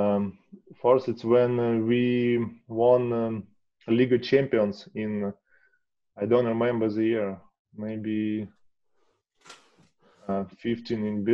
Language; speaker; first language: English; non-native, learner; Russian